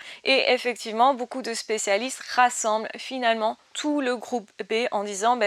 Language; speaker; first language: French; native; French